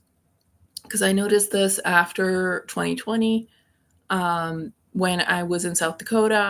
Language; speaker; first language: English; native; English